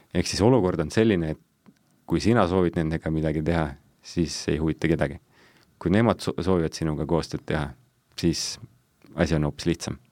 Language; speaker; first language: Estonian; non-native, local second language; Russian